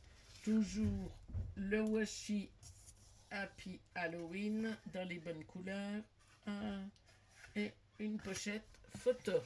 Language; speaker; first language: French; native; French